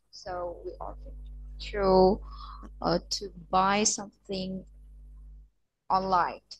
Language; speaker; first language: English; non-native, learner; Vietnamese